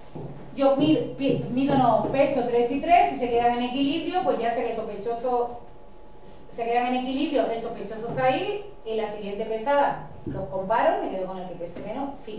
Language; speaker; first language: Spanish; native; Spanish